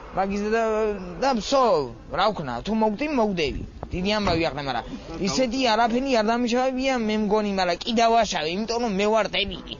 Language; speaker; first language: Georgian; non-native, local second language; Mingrelian